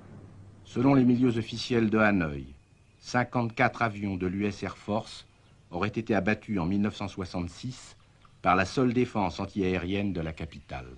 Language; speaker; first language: French; native; French